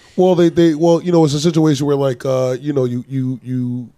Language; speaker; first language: English; native; English